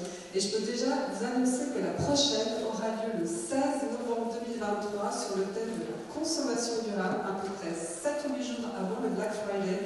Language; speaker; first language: French; native; French